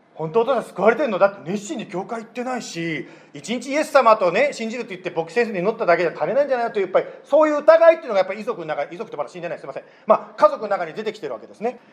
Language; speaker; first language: Japanese; native; Japanese